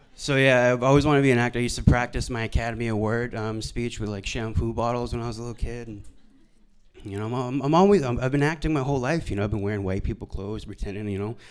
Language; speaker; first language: English; native; English